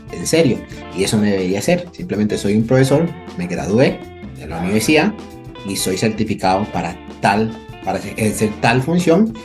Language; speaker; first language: Spanish; non-native, local second language; Jamaican Creole English